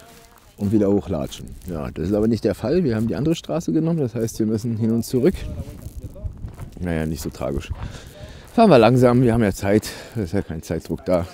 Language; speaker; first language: German; native; German